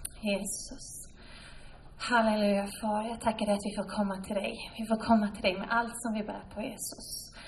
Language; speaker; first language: Swedish; native; Swedish